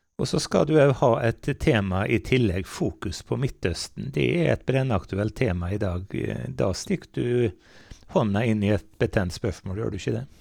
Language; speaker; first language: Norwegian; native; Norwegian